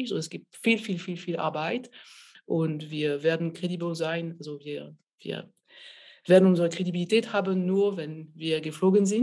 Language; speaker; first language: German; non-native, fluent; French